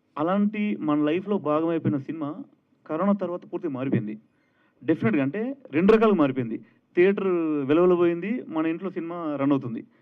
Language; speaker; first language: Telugu; native; Telugu